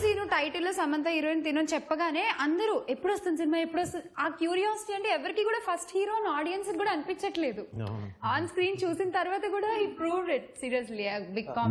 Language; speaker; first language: Telugu; native; Telugu